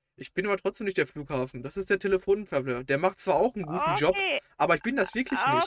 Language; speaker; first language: German; native; German